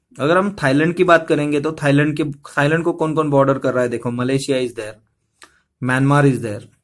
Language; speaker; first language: Hindi; non-native, local second language; Marathi